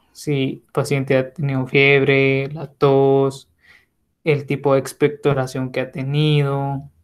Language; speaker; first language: Spanish; native; Spanish